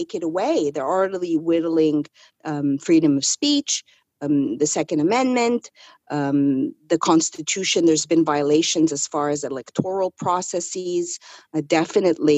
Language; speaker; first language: English; native; English